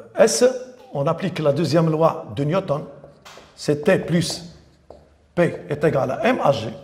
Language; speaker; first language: French; non-native, local second language; Arabic